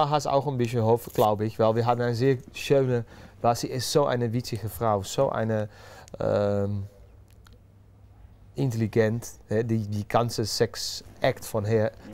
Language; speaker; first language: German; non-native, learner; Dutch